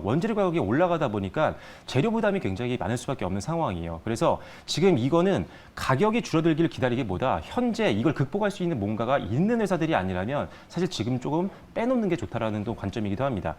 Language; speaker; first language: Korean; native; Korean